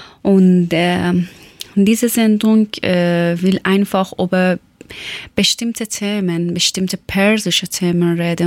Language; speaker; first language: German; non-native, learner; Persian